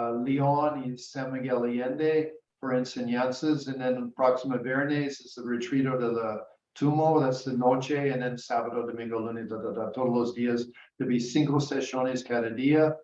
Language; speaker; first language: Spanish; non-native, learner; English